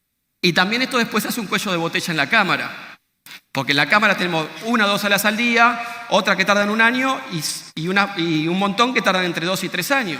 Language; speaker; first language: Spanish; native; Spanish